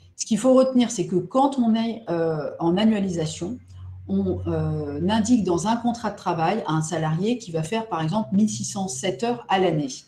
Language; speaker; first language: French; native; French